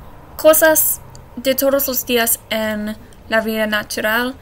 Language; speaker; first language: Spanish; non-native, learner; English